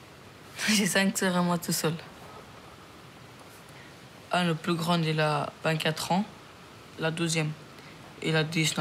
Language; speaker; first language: French; early bilingual, other home language; Romanian